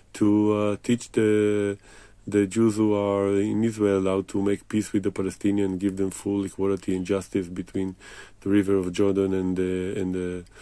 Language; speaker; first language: English; non-native, fluent; Hebrew